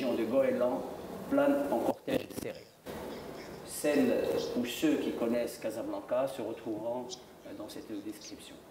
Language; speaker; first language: French; non-native, local second language; Arabic